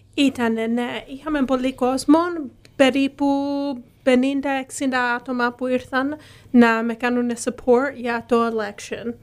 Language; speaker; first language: Greek; early bilingual, heritage; Greek